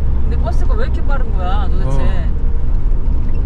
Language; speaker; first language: Korean; native; Korean